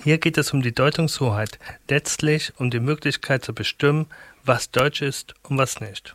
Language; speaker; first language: German; native; German